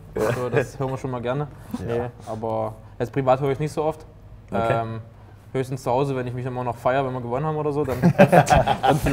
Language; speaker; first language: German; native; German